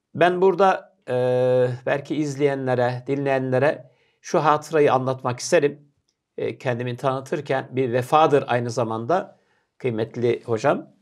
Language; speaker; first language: Turkish; native; Turkish